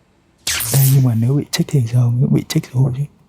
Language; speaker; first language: Vietnamese; native; Vietnamese